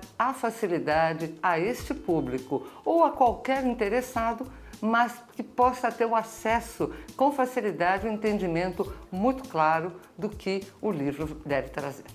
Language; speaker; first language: Portuguese; native; Portuguese